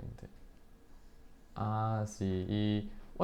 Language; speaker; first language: Spanish; non-native, fluent; Portuguese